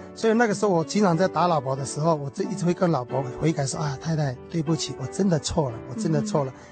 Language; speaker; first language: Chinese; native; Chinese